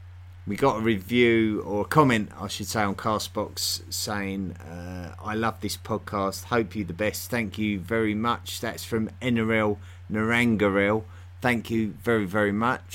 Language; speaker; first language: English; native; English